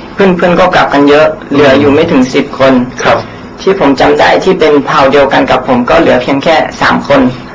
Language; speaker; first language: Thai; non-native, local second language; Akha